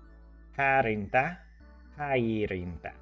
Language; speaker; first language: Finnish; non-native, learner; English